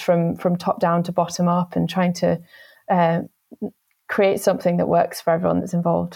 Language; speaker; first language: English; native; English